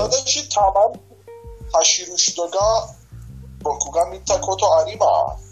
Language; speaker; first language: Japanese; non-native, learner; Persian